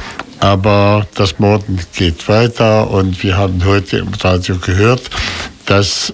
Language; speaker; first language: German; non-native, fluent; Arabic